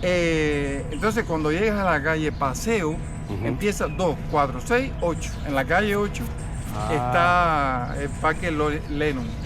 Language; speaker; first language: Spanish; native; Spanish